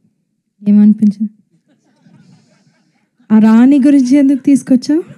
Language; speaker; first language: Telugu; non-native, fluent; Tamil